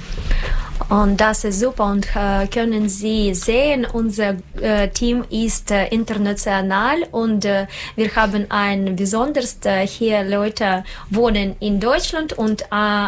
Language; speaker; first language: German; non-native, learner; Russian